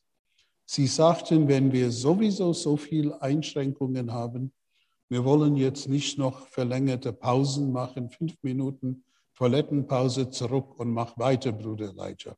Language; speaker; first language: German; non-native, fluent; English